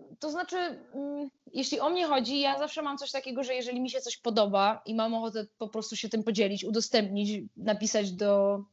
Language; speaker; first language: Polish; native; Polish